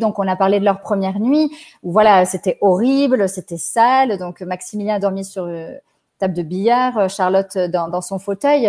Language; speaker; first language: French; native; French